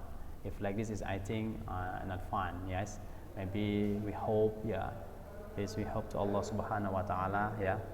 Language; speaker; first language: English; non-native, learner; Indonesian